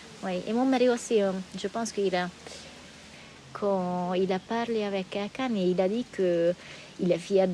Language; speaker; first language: French; non-native, fluent; Hungarian